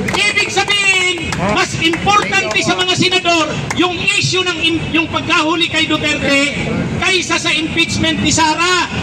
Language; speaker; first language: Filipino; non-native, local second language; Bikol